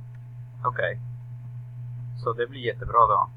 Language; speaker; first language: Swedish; non-native, learner; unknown